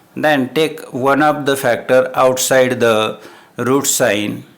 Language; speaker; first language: English; non-native, local second language; Marathi